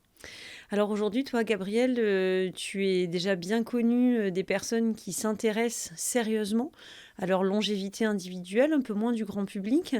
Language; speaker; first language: French; native; French